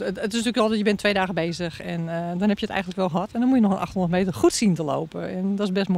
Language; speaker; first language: Dutch; native; Dutch